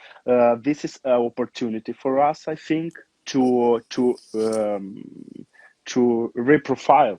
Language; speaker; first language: English; non-native, learner; Romanian